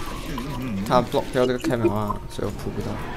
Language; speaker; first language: Chinese; native; Chinese